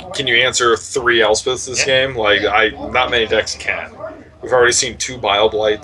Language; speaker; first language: English; native; English